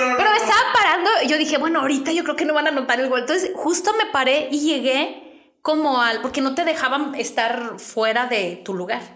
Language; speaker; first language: Spanish; native; Spanish